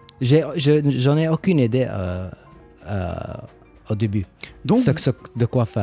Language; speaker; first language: French; non-native, learner; Arabic